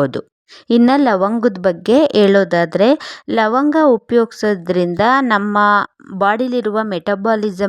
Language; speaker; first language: Kannada; native; Kannada